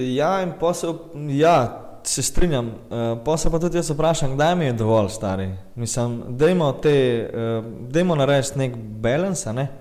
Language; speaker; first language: Slovenian; early bilingual, other home language; Bosnian